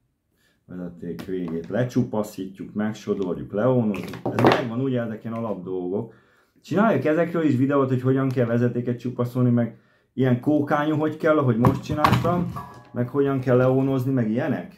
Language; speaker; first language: Hungarian; native; Hungarian